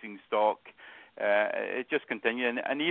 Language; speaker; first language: English; native; English